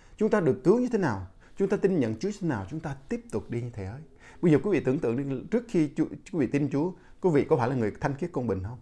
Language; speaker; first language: Vietnamese; non-native, local second language; Jarai